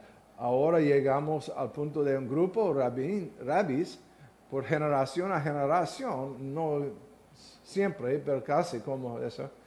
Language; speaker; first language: Spanish; non-native, learner; English